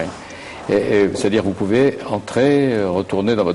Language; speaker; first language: French; native; French